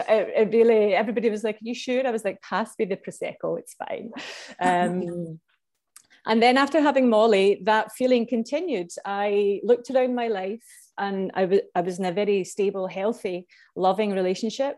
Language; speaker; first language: English; native; English